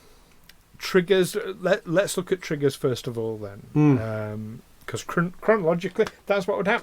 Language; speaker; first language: English; native; English